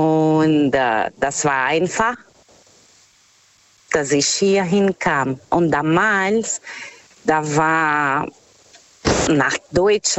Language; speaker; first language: German; non-native, fluent; Portuguese